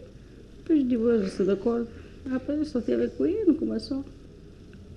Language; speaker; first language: French; non-native, learner; Spanish